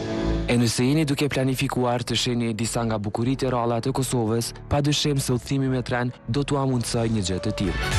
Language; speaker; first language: Albanian; native; Albanian